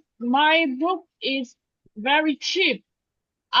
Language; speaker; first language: English; non-native, learner; Vietnamese